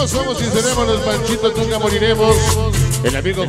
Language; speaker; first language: Spanish; native; Spanish